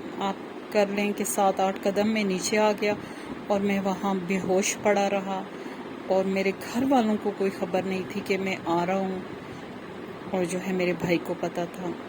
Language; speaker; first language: Urdu; non-native, local second language; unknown